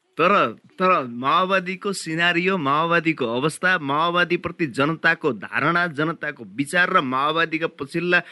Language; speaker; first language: Nepali; native; Nepali